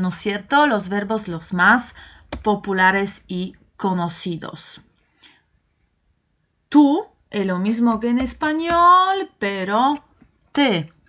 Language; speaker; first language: Spanish; non-native, fluent; Polish